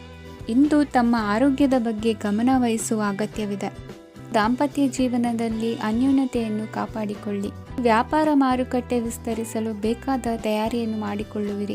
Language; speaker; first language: Kannada; native; Kannada